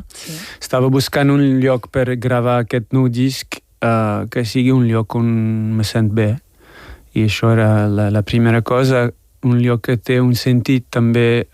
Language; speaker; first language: Catalan; non-native, fluent; French